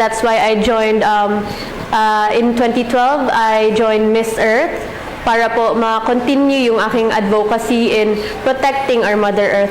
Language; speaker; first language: English; non-native, local second language; Filipino